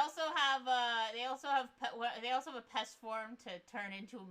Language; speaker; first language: English; native; English